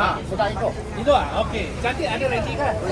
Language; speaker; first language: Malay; non-native, local second language; Chinese